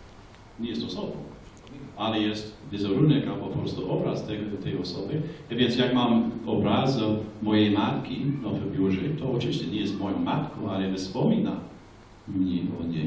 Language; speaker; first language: Polish; non-native, fluent; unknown